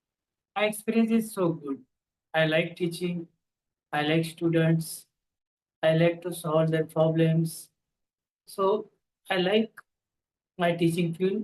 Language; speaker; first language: English; non-native, local second language; Marathi